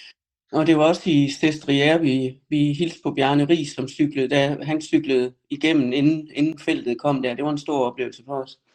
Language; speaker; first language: Danish; native; Danish